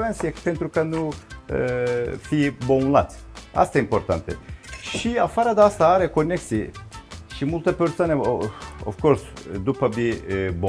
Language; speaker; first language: Romanian; non-native, learner; Turkish